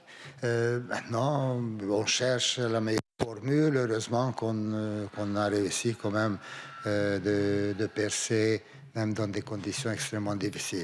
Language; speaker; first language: French; non-native, fluent; Romanian